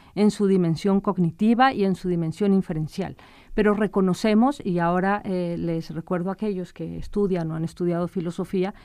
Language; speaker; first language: Spanish; native; Spanish